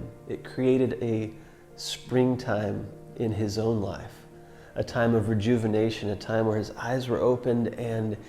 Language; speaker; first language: English; native; English